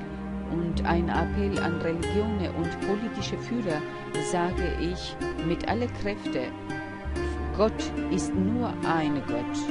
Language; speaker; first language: German; non-native, learner; Albanian